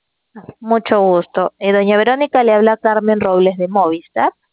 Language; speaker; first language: Spanish; native; Spanish